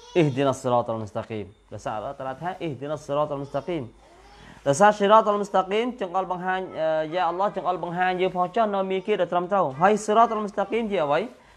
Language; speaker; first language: Khmer; native; Khmer